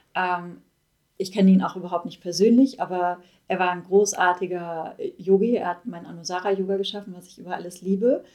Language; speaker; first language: German; native; German